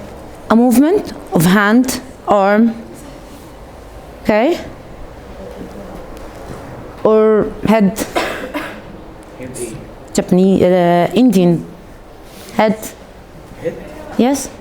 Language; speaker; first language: English; non-native, fluent; Arabic